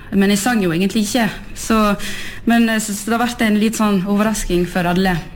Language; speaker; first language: Norwegian; early bilingual, heritage; French